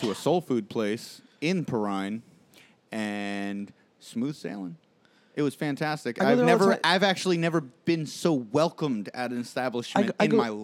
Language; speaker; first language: English; native; English